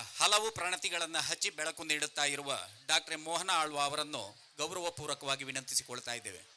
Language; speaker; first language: Kannada; native; Kannada